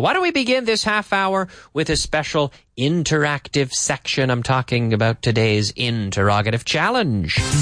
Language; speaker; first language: English; native; English